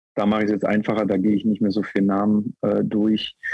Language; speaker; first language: German; native; German